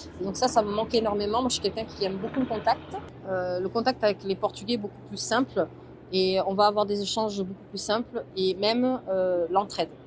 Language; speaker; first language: French; early bilingual, other home language; Portuguese